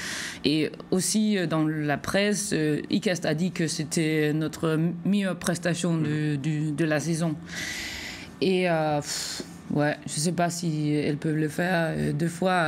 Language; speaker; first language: French; non-native, fluent; Danish